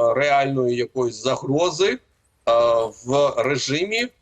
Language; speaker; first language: Ukrainian; native; Ukrainian